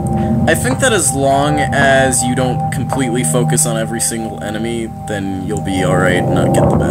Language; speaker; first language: English; native; English